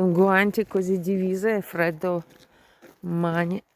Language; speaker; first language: Italian; non-native, learner; Ukrainian